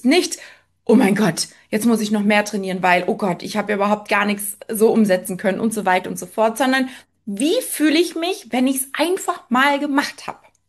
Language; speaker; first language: German; native; German